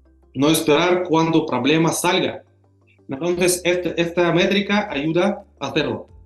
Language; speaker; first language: Spanish; non-native, fluent; Russian